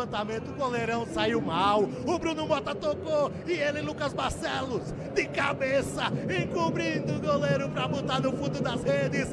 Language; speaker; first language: Portuguese; native; Portuguese